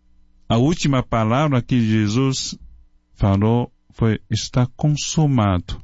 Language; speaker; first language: Portuguese; non-native, fluent; Chinese